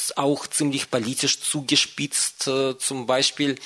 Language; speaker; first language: German; non-native, fluent; Russian